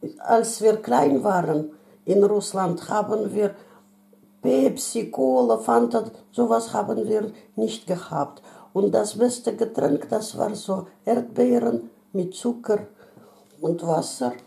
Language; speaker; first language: German; non-native, fluent; Russian